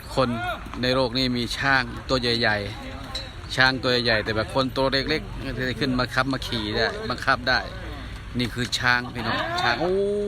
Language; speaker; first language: Thai; non-native, local second language; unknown